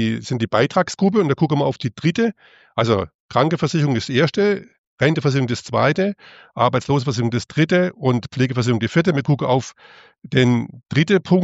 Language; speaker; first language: German; native; German